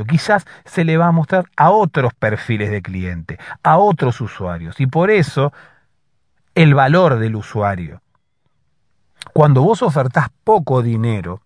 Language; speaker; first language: Spanish; native; Spanish